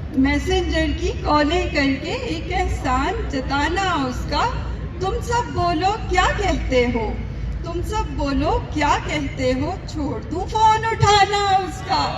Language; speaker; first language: Urdu; non-native, local second language; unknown